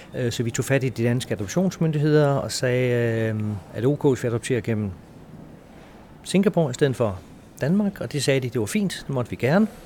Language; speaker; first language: Danish; native; Danish